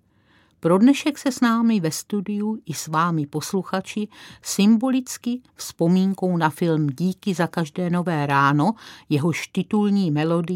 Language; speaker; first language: Czech; native; Czech